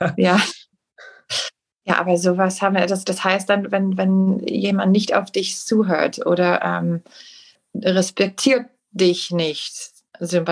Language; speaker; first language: German; non-native, fluent; English